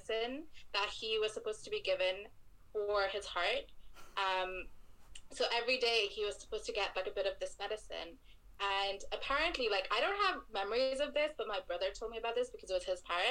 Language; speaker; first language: English; non-native, local second language; Bangla